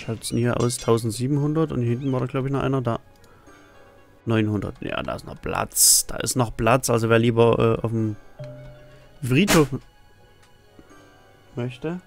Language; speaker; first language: German; native; German